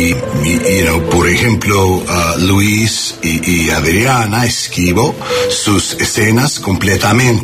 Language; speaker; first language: Spanish; non-native, learner; English